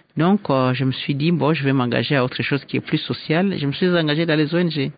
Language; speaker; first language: French; non-native, local second language; Swahili